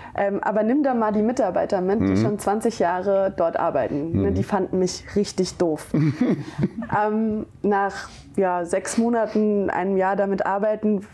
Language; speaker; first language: German; native; German